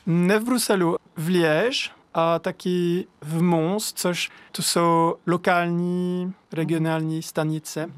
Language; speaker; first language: Czech; non-native, learner; French